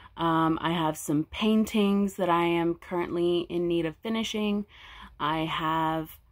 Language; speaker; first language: English; native; English